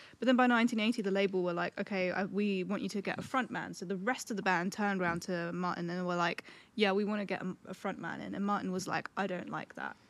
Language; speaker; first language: English; native; English